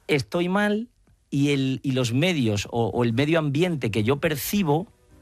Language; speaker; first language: Spanish; native; Spanish